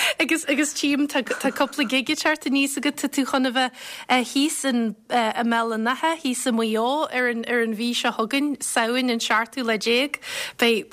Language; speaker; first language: Irish; native; Irish